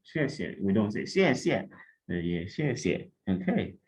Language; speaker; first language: Chinese; non-native, fluent; English